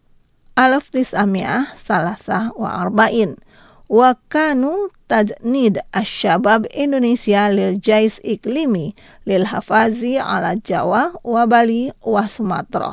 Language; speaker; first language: Arabic; non-native, fluent; Indonesian